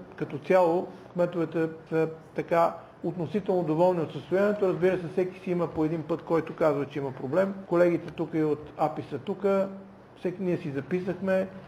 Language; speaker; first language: Bulgarian; native; Bulgarian